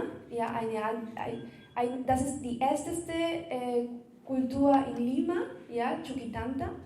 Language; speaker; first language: German; non-native, learner; Spanish